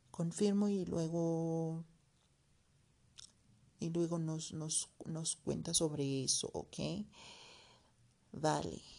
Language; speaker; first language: Spanish; non-native, learner; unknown